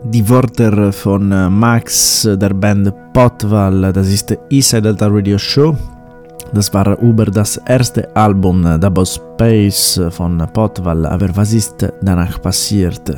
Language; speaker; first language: German; non-native, fluent; Italian